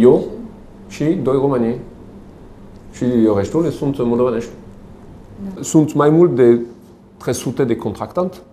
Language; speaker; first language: Romanian; non-native, learner; French